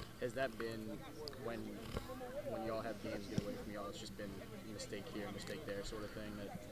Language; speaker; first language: English; native; English